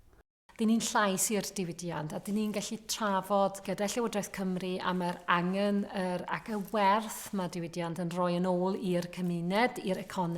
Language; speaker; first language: Welsh; non-native, fluent; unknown